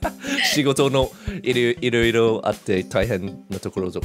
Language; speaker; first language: Japanese; non-native, fluent; English